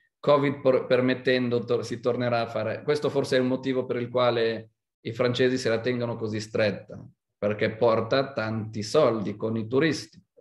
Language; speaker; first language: Italian; non-native, fluent; Hebrew